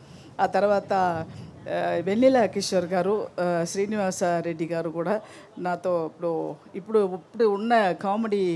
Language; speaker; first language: Telugu; non-native, local second language; Tamil